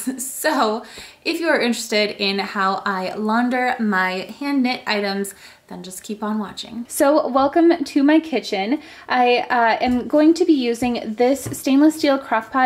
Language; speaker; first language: English; native; English